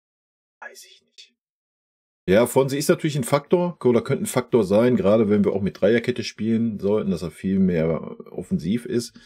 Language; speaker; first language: German; native; German